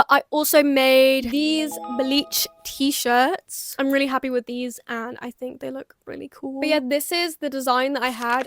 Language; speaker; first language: English; native; English